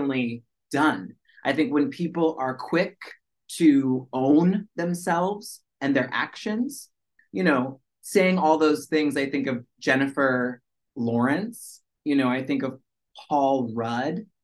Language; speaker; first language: English; early bilingual, other home language; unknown